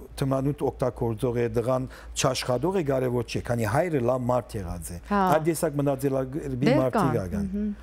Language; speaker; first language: Armenian; early bilingual, heritage; Armenian